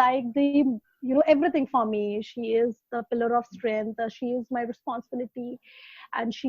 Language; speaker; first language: English; non-native, local second language; Hindi